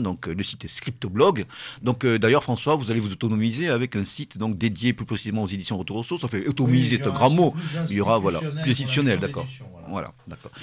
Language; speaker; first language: French; native; French